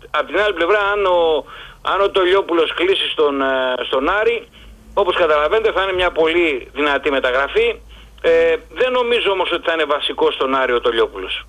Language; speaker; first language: Greek; native; Greek